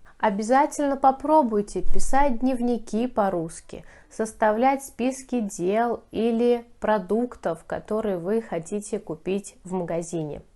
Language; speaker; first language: Russian; native; Russian